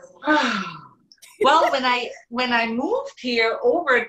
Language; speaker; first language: English; native; English